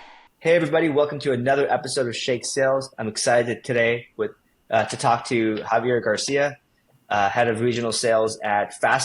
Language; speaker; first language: English; native; English